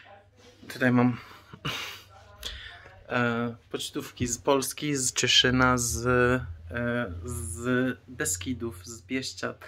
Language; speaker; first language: Polish; non-native, fluent; Persian